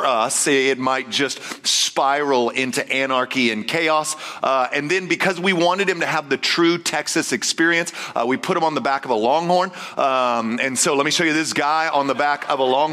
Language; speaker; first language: English; native; English